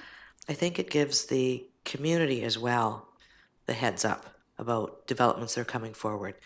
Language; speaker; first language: English; native; English